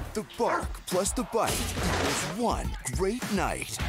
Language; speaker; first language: English; native; English